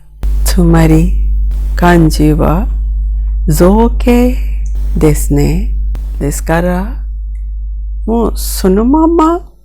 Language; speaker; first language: Japanese; non-native, fluent; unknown